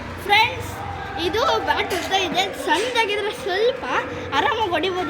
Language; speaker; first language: Kannada; native; Kannada